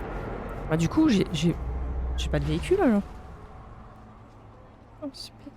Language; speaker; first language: French; native; French